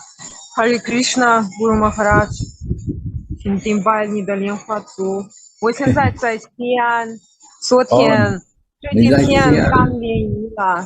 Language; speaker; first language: Chinese; non-native, fluent; Russian